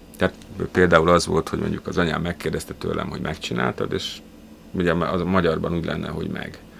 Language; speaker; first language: Hungarian; early bilingual, other home language; Russian